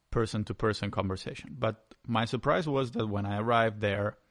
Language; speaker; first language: English; non-native, fluent; Spanish